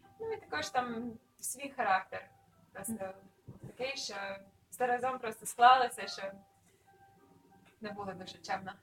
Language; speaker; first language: Ukrainian; early bilingual, other home language; English